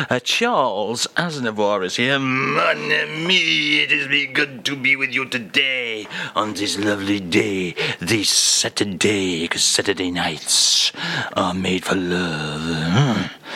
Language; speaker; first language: English; native; English